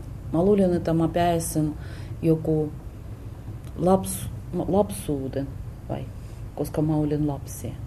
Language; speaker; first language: Finnish; non-native, learner; Russian